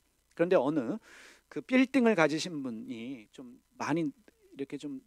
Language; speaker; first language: Korean; native; Korean